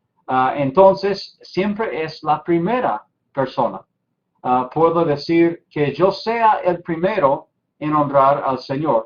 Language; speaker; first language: Spanish; non-native, fluent; English